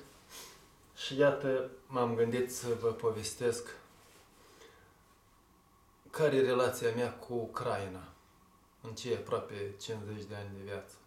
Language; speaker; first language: Romanian; native; Romanian